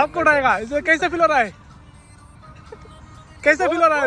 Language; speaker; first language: Hindi; non-native, learner; Bangla